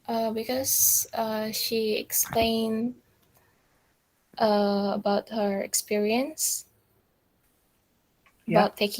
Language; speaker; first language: English; non-native, learner; Indonesian